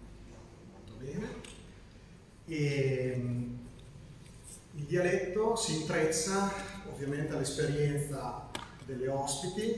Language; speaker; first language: Italian; native; Italian